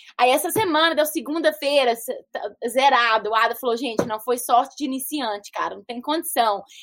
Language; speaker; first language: Portuguese; native; Portuguese